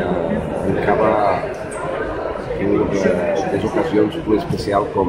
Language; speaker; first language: French; non-native, learner; Spanish